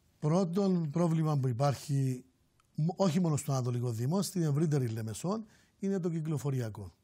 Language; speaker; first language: Greek; native; Greek